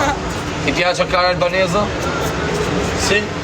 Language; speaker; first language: Italian; non-native, learner; Albanian